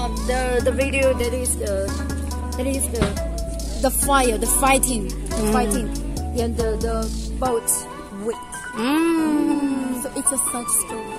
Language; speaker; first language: English; non-native, learner; Chinese